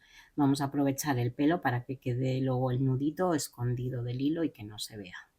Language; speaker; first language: Spanish; native; Spanish